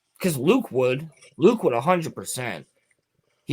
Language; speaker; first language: English; native; English